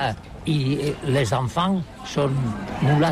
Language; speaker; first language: French; non-native, learner; Catalan